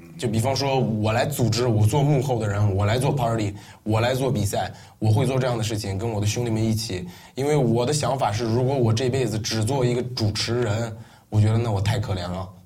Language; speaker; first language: Chinese; non-native, local second language; Uyghur